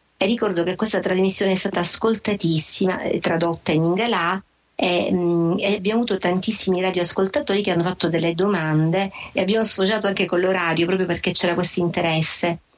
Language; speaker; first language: Italian; native; Italian